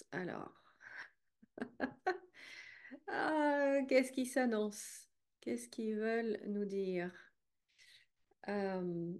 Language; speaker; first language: French; native; French